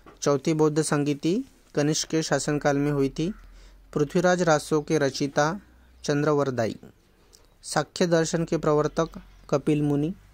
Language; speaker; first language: Hindi; non-native, local second language; Marathi